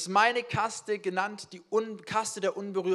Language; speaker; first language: German; native; German